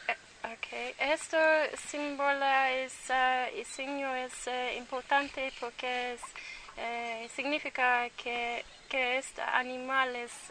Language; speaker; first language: Spanish; non-native, learner; English